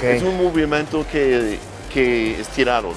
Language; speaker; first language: Spanish; non-native, learner; English